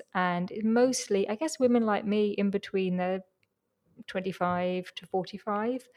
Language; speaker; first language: English; native; English